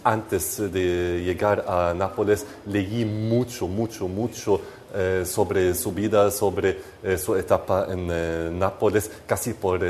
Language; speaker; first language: Spanish; non-native, fluent; Arabic